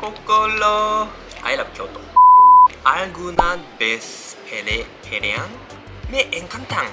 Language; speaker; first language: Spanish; non-native, learner; Japanese